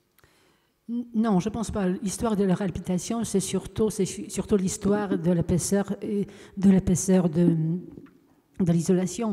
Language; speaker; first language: French; non-native, fluent; Polish